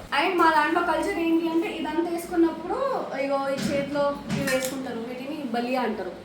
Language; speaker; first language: Telugu; non-native, local second language; Lambadi